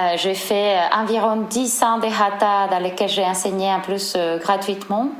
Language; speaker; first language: French; non-native, fluent; Spanish